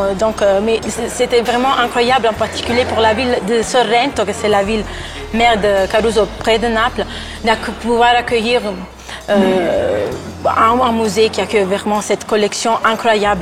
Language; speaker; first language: French; non-native, fluent; Italian